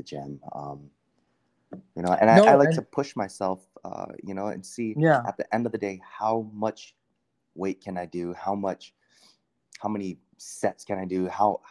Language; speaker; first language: English; native; English